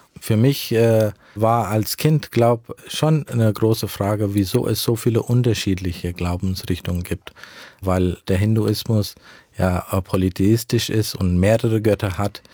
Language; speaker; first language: German; early bilingual, heritage; German